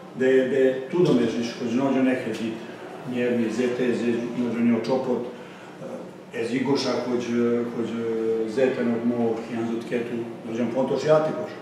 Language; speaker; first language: Hungarian; non-native, learner; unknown